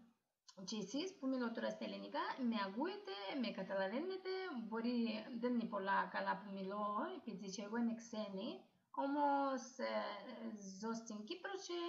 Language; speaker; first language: Greek; non-native, learner; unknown